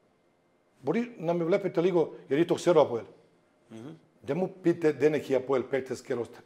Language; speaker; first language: Greek; non-native, fluent; Serbian